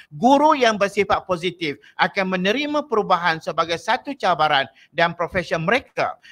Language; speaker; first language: Malay; native; Malay